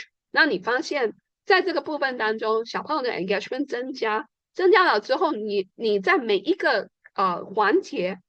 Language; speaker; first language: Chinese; native; Chinese